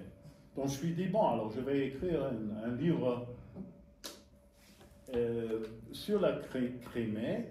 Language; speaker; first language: French; non-native, fluent; English